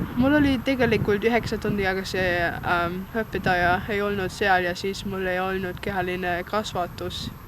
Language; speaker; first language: Estonian; non-native, learner; German